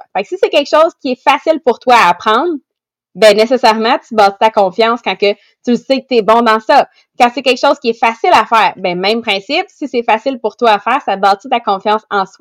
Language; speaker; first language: French; native; French